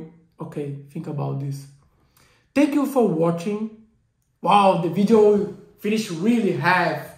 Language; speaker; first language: English; non-native, learner; Portuguese